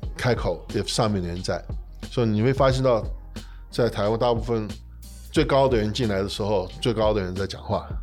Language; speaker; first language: Chinese; non-native, fluent; English